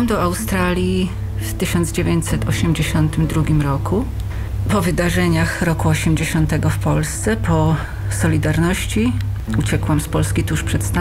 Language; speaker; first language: English; non-native, fluent; Polish